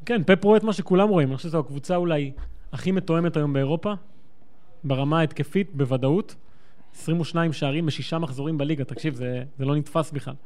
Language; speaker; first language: Hebrew; native; Hebrew